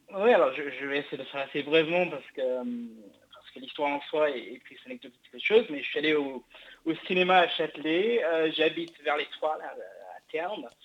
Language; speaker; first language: French; non-native, fluent; English